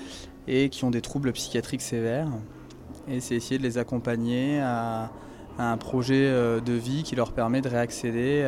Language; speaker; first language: French; native; French